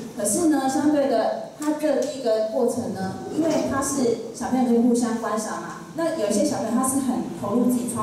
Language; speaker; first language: Chinese; native; Chinese